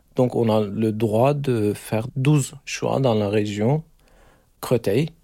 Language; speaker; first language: French; non-native, learner; Turkish